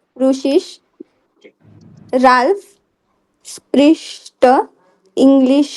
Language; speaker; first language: German; non-native, learner; Hindi